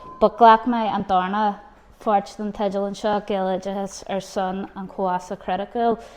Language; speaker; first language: Irish; non-native, local second language; English